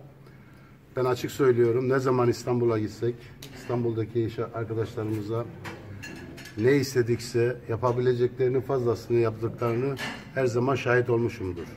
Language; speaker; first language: Turkish; native; Turkish